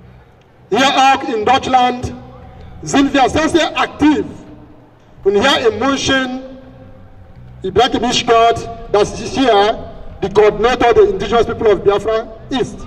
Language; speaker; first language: German; non-native, fluent; Igbo